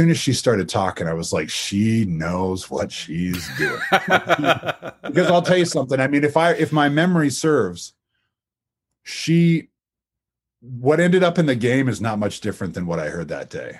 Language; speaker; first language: English; native; English